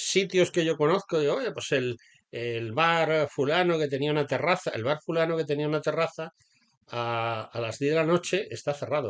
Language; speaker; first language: Spanish; native; Spanish